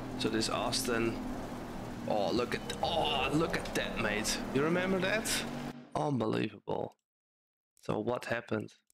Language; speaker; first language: English; non-native, fluent; Dutch